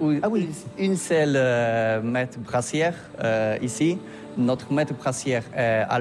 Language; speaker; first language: French; non-native, learner; Polish